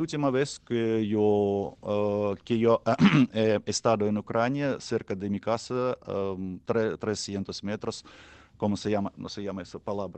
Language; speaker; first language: Spanish; non-native, learner; Ukrainian